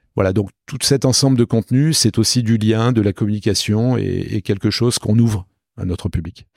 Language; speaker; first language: French; native; French